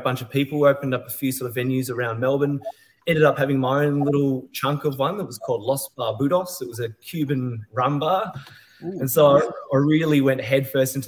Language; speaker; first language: English; native; English